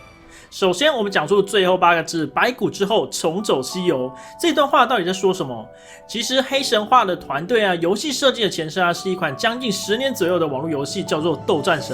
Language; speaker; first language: Chinese; native; Chinese